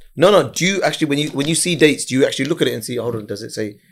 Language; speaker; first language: English; early bilingual, other home language; Urdu